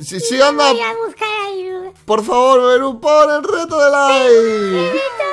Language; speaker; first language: Spanish; native; Spanish